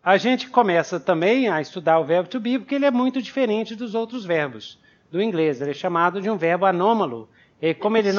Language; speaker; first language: Portuguese; native; Portuguese